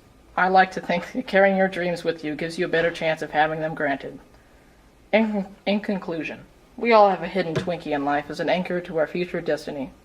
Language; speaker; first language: English; native; English